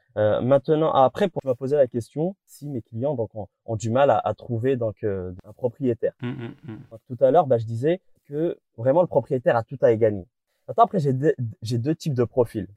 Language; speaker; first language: French; native; French